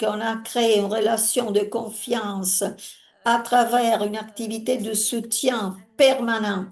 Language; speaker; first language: French; non-native, fluent; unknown